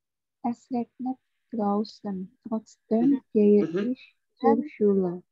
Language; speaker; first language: German; non-native, learner; Indonesian